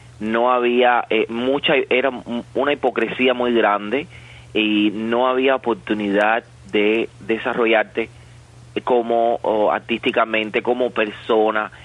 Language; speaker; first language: Spanish; native; Spanish